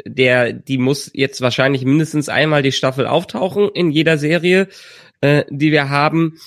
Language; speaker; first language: German; native; German